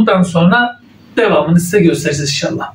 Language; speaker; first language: Turkish; native; Turkish